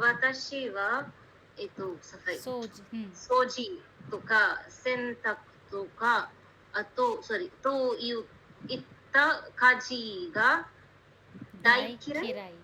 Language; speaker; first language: Japanese; non-native, learner; Hindi